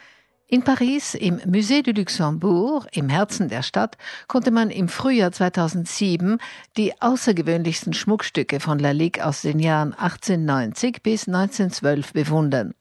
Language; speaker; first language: German; native; German